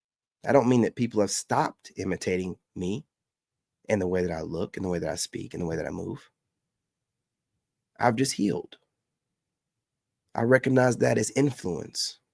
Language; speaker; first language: English; native; English